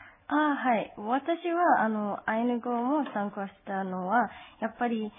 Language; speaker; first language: Japanese; non-native, fluent; English